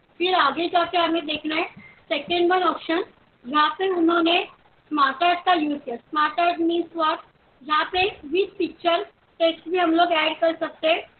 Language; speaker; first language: Hindi; non-native, local second language; Marathi